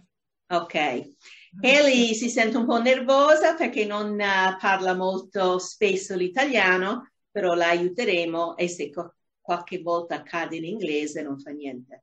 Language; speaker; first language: Italian; non-native, fluent; English